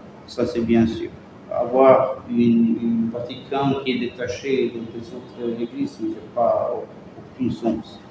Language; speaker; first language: French; non-native, fluent; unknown